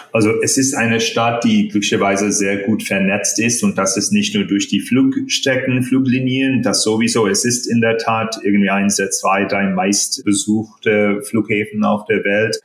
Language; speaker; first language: German; non-native, fluent; English